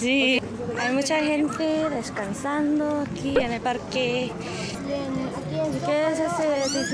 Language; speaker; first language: Spanish; non-native, fluent; Korean